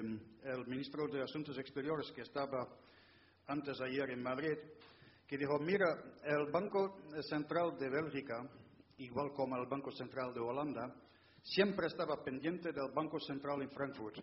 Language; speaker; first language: Spanish; non-native, fluent; Dutch